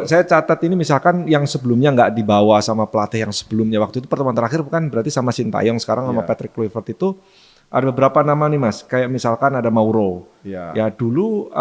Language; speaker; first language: Indonesian; native; Indonesian